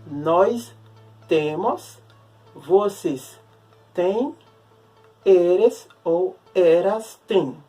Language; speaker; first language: Portuguese; non-native, fluent; Haitian Creole